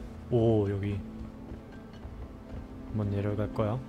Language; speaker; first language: Korean; non-native, learner; German